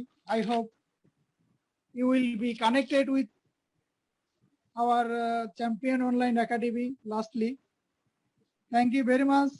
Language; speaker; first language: English; non-native, learner; Bangla